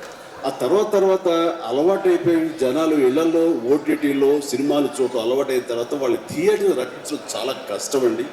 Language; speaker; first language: Telugu; native; Telugu